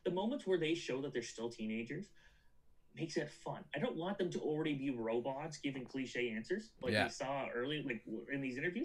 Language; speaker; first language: English; native; English